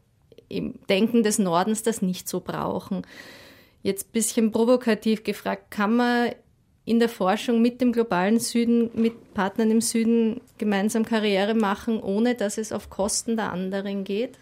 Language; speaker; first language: German; native; German